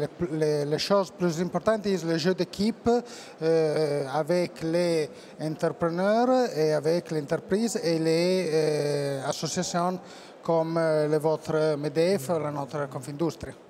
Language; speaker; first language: French; non-native, learner; Italian